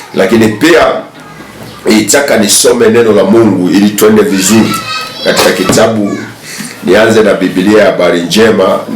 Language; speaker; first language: Swahili; native; Swahili